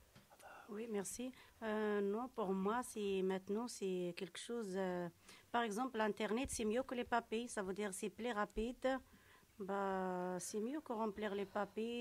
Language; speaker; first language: French; non-native, local second language; Arabic